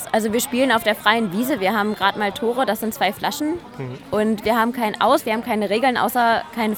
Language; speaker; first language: German; native; German